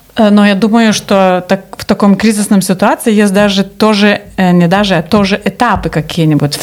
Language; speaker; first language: Russian; non-native, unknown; Lithuanian